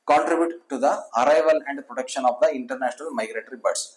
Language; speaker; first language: English; non-native, local second language; Kannada